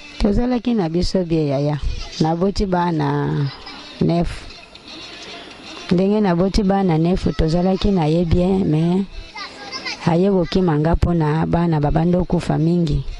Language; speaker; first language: Lingala; non-native, local second language; Kituba (Democratic Republic of Congo)